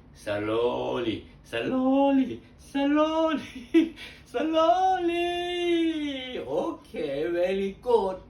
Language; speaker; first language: English; non-native, learner; Thai